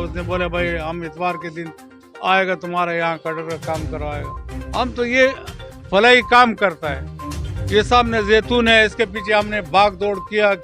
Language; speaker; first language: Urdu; non-native, local second language; Pashto